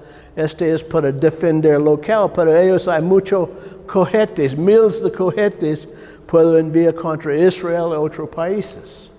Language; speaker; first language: Spanish; non-native, learner; English